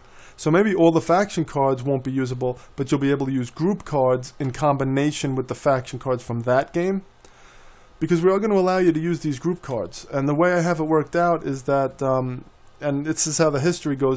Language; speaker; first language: English; native; English